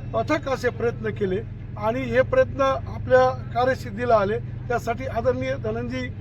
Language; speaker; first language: Marathi; native; Marathi